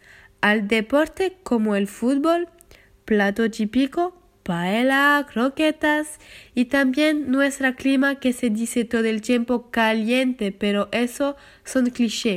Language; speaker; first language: Spanish; non-native, learner; French